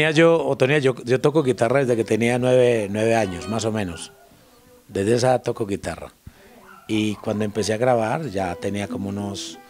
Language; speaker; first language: Spanish; native; Spanish